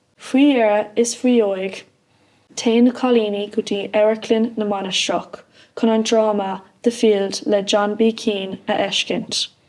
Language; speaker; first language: Irish; non-native, local second language; English